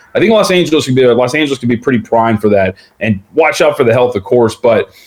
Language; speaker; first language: English; native; English